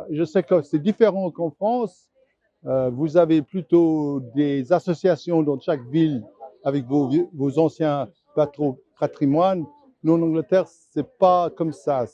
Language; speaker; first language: French; non-native, fluent; English